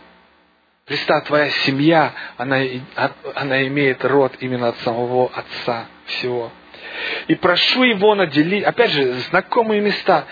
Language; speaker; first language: Russian; native; Russian